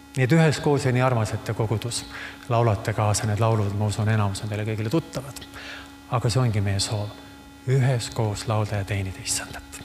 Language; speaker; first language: Estonian; native; Estonian